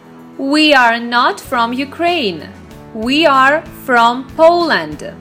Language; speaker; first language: English; non-native, fluent; Russian